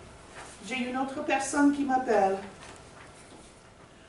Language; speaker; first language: French; non-native, learner; English